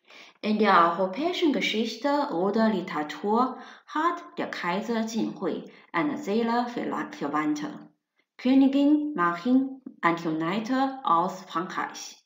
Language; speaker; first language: German; non-native, fluent; Chinese